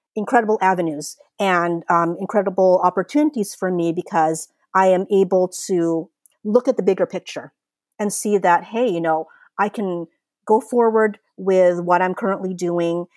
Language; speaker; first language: English; early bilingual, other home language; Filipino